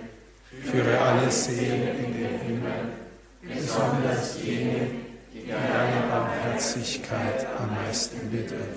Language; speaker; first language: German; native; German